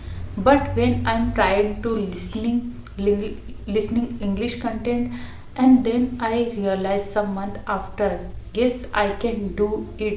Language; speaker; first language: English; non-native, learner; Hindi